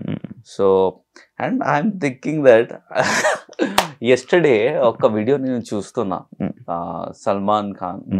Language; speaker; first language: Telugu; non-native, learner; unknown